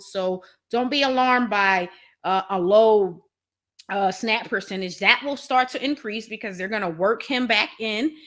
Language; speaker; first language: English; native; English